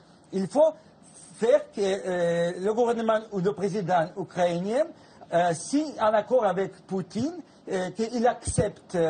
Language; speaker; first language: French; non-native, fluent; Russian